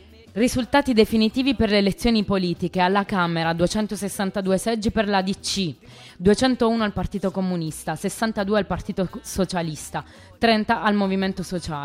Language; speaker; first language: Italian; native; Italian